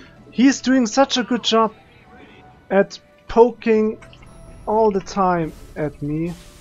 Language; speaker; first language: English; non-native, fluent; German